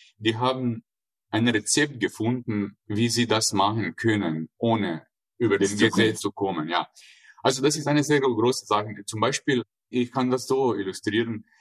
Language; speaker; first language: German; non-native, fluent; Slovenian